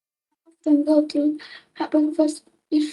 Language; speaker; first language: English; non-native, learner; Vietnamese